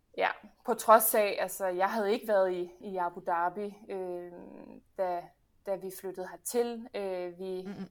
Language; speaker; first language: Danish; early bilingual, heritage; Danish